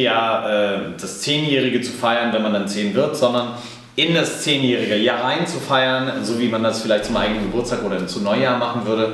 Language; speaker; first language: German; native; German